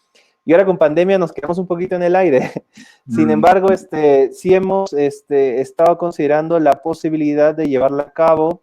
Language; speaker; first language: Spanish; native; Spanish